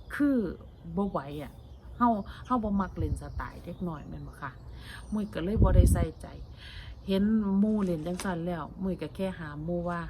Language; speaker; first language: Thai; native; Thai